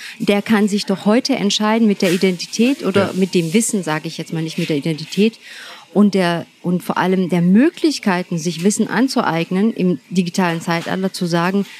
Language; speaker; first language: German; early bilingual, other home language; Turkish